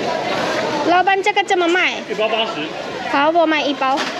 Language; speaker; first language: Chinese; non-native, learner; Javanese